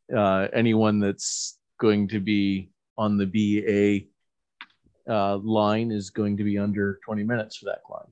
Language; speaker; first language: English; native; English